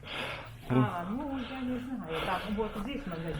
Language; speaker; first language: Russian; non-native, local second language; Romanian